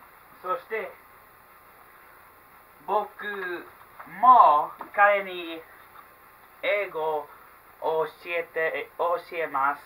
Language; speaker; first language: Japanese; non-native, learner; English